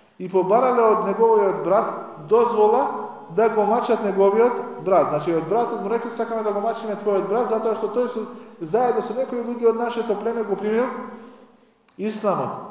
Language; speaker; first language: Macedonian; non-native, local second language; Albanian